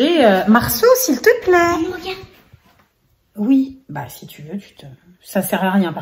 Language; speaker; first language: French; native; French